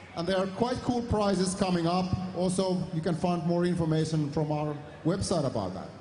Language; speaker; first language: English; non-native, fluent; Finnish